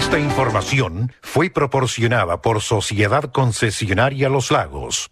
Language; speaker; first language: Spanish; native; Spanish